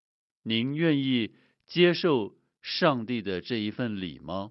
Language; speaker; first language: Chinese; native; Chinese